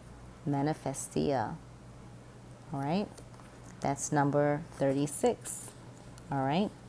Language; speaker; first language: English; native; English